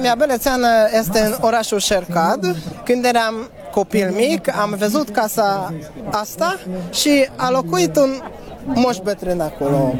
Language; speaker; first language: Romanian; non-native, local second language; Hungarian